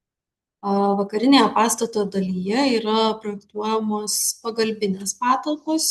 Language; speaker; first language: Lithuanian; native; Lithuanian